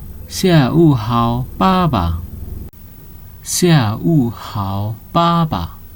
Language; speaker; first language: Chinese; non-native, fluent; Nepali